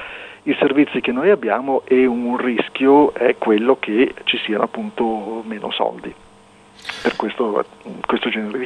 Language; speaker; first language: Italian; native; Italian